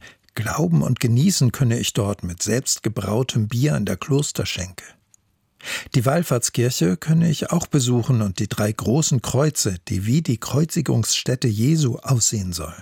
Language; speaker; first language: German; native; German